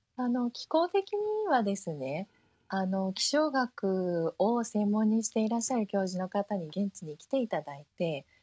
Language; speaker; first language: Japanese; early bilingual, heritage; Japanese